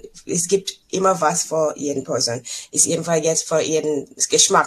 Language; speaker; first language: German; non-native, learner; English